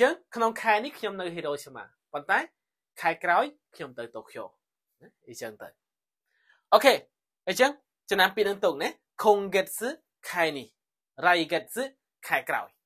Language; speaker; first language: Japanese; non-native, fluent; Khmer